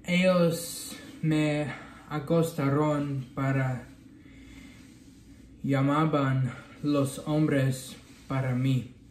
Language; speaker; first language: Spanish; non-native, learner; English